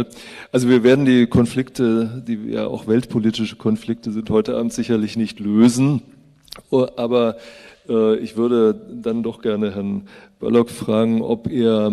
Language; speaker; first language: German; native; German